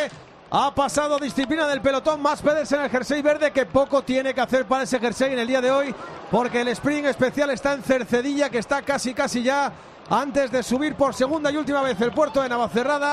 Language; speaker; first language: Spanish; native; Spanish